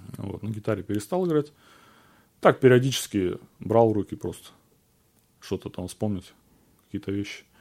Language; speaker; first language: Russian; native; Russian